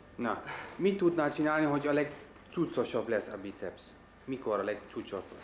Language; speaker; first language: Hungarian; non-native, fluent; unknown